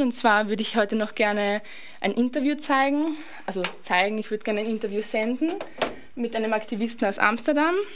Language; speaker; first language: German; native; German